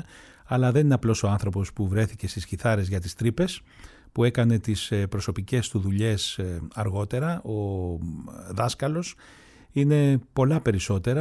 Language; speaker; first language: Greek; native; Greek